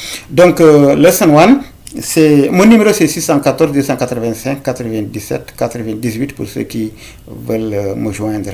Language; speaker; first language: French; non-native, local second language; Fula